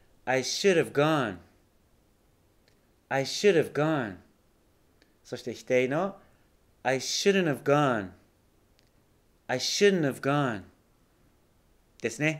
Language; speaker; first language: English; native; English